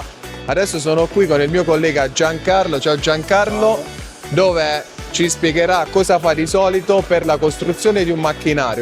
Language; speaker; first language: Italian; native; Italian